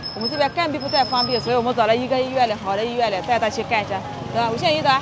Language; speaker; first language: Chinese; non-native, fluent; Ganda